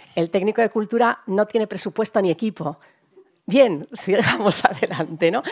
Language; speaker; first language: Spanish; native; Spanish